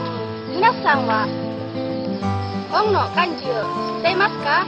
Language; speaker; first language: Japanese; non-native, learner; Indonesian